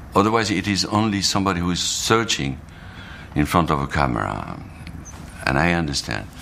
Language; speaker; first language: English; non-native, fluent; Arabic